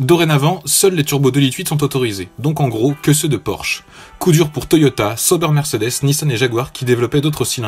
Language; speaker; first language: French; native; French